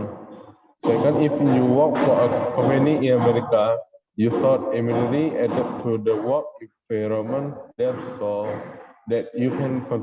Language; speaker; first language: English; non-native, learner; Indonesian